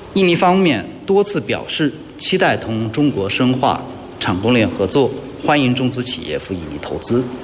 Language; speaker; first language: Chinese; native; Chinese